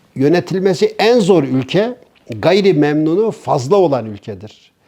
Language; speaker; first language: Turkish; native; Turkish